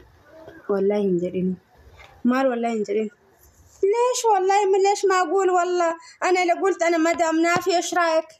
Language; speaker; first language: Arabic; non-native, learner; Oromo